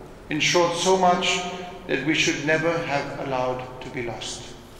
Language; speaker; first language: English; non-native, fluent; Spanish